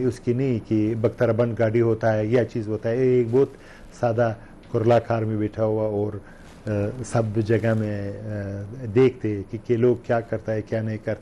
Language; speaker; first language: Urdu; non-native, learner; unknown